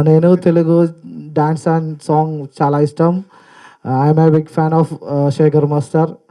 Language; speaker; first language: Telugu; non-native, learner; Malayalam